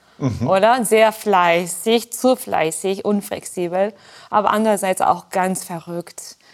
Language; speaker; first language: German; non-native, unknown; Japanese